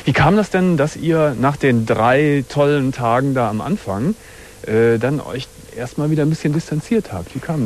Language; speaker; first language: German; native; German